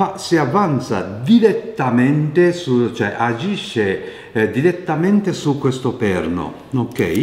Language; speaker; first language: Italian; non-native, fluent; Japanese